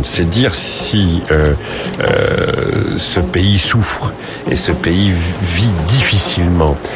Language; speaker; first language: French; native; French